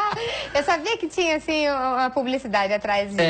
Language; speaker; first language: Portuguese; native; Portuguese